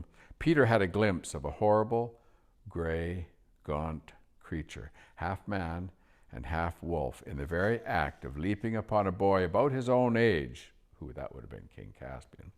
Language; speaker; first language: English; native; English